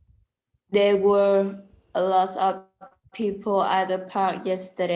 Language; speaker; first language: English; non-native, learner; Vietnamese